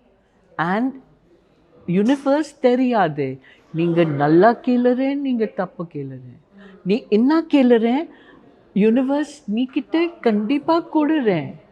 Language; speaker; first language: Tamil; non-native, learner; Hindi